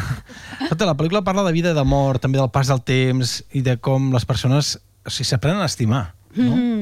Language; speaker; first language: Catalan; native; Catalan